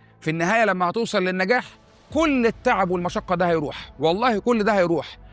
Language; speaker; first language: Egyptian Arabic; native; Egyptian Arabic